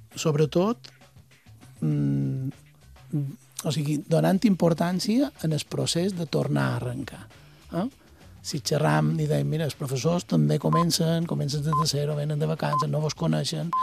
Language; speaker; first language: Catalan; native; Catalan